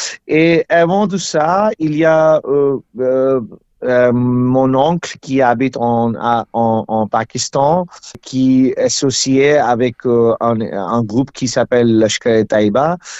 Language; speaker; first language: French; non-native, learner; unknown